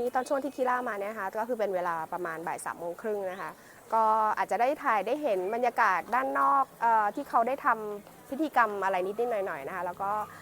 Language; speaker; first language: Thai; native; Thai